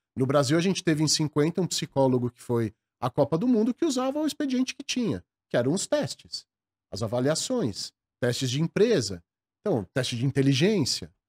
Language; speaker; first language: Portuguese; native; Portuguese